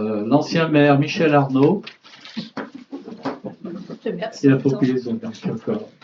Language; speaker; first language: French; native; French